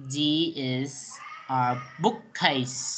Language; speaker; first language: English; non-native, learner; Vietnamese